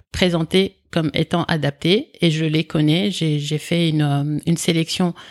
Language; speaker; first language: French; native; French